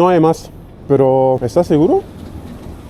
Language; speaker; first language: Spanish; non-native, learner; German